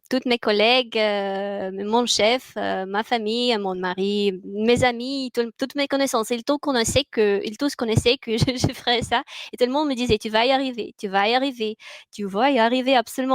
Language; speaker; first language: French; non-native, fluent; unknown